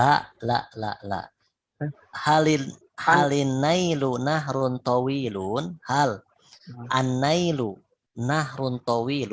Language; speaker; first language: Arabic; non-native, fluent; Indonesian